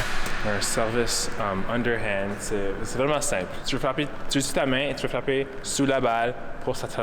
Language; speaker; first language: French; non-native, local second language; English